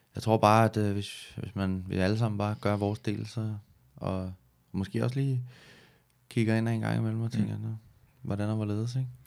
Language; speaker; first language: Danish; native; Danish